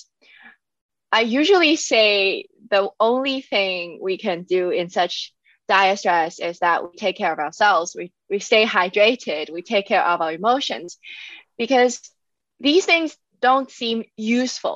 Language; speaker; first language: English; non-native, local second language; Cantonese